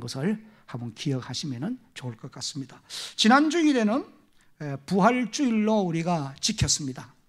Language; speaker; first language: Korean; native; Korean